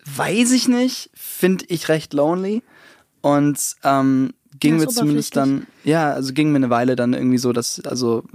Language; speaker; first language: German; native; German